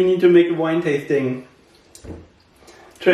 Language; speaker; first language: English; non-native, learner; German